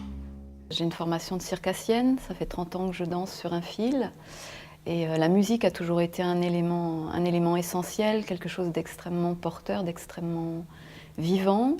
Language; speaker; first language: French; native; French